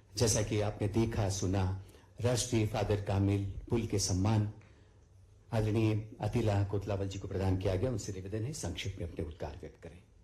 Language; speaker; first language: Hindi; native; Hindi